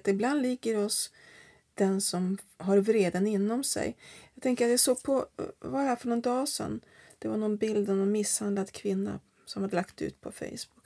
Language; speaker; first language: Swedish; native; Swedish